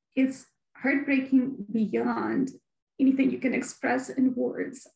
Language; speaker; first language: English; non-native, fluent; Ukrainian